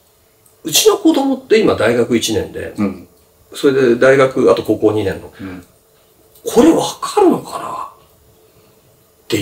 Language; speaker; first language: Japanese; native; Japanese